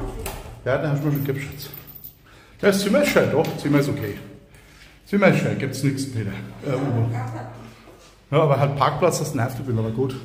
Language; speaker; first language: German; native; German